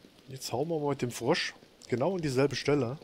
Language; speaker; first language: German; native; German